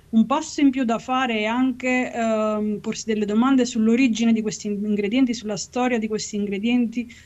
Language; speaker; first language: Italian; native; Italian